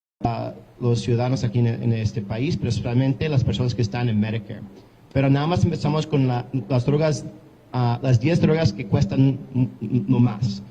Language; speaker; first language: Spanish; early bilingual, heritage; English